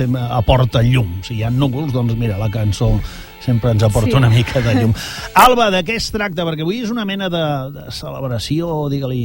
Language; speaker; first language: Catalan; native; Catalan